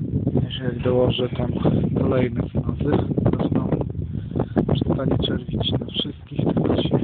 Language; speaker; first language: Polish; native; Polish